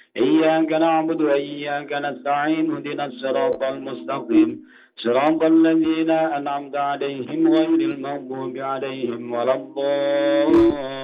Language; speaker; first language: Arabic; non-native, fluent; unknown